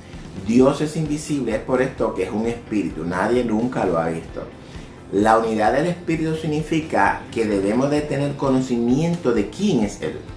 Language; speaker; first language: Spanish; native; Spanish